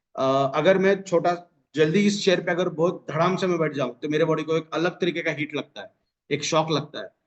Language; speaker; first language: Hindi; non-native, local second language; Marathi